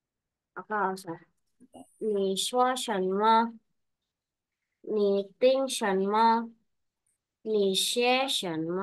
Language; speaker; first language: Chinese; non-native, learner; Indonesian